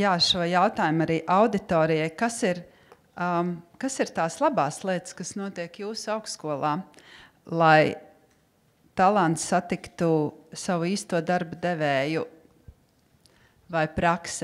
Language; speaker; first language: Latvian; native; Latvian